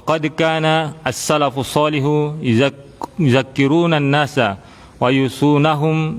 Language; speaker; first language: Arabic; non-native, fluent; Indonesian